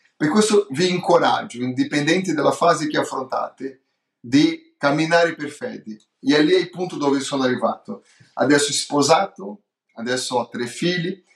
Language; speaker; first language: Italian; non-native, fluent; Portuguese